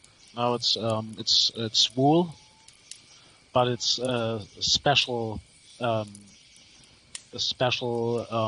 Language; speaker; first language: English; non-native, learner; German